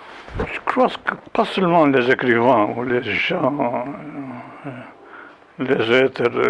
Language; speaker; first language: French; non-native, fluent; Albanian